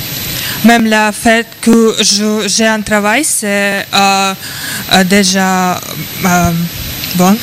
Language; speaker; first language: French; non-native, learner; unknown